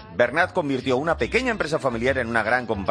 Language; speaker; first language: Spanish; native; Spanish